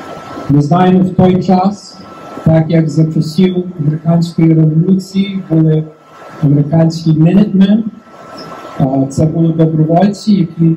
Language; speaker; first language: Ukrainian; early bilingual, heritage; Ukrainian